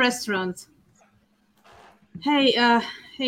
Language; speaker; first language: English; non-native, fluent; Bulgarian